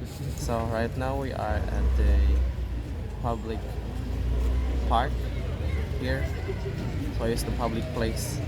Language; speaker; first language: English; non-native, fluent; Indonesian